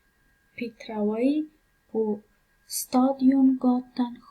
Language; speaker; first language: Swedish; non-native, fluent; Pashto